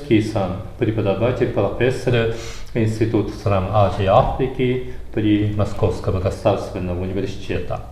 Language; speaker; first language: Russian; non-native, fluent; Japanese